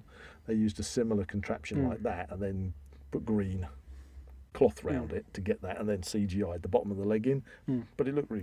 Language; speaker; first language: English; native; English